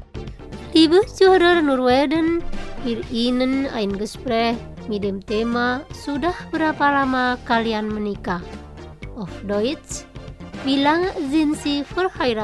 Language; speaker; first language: German; non-native, fluent; Indonesian